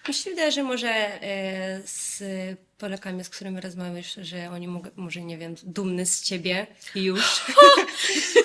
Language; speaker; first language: Polish; non-native, fluent; Russian